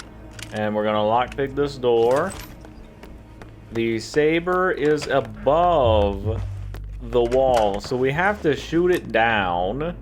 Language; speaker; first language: English; native; English